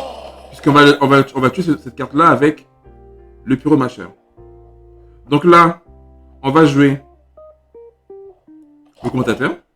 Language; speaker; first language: French; native; French